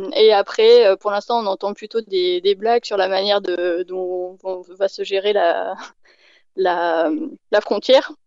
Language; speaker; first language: French; native; French